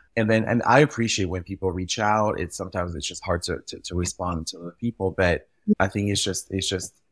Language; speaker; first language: English; early bilingual, other home language; French